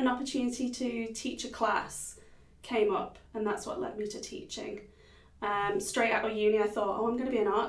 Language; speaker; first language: English; native; English